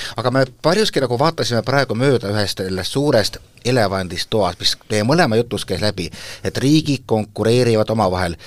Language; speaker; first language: Estonian; native; Estonian